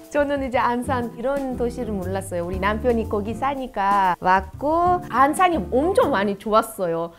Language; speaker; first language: Korean; non-native, fluent; Uzbek